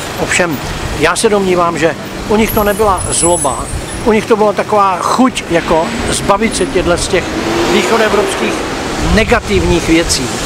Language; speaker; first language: Czech; native; Czech